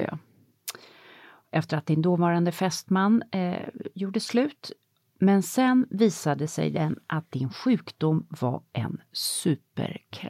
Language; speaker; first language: Swedish; native; Swedish